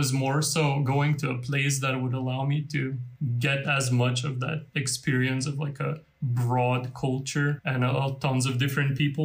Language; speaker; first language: English; non-native, fluent; Lithuanian